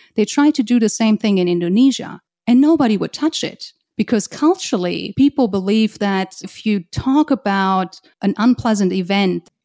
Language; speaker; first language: English; non-native, fluent; German